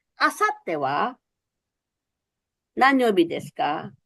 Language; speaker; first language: Japanese; non-native, fluent; Filipino